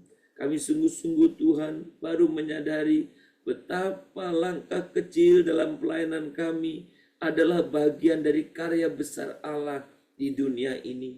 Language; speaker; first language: Indonesian; native; Indonesian